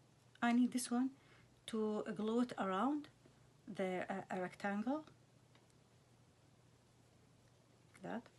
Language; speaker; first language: English; non-native, fluent; Arabic